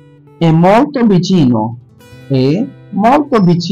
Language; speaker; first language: Italian; non-native, fluent; Bangla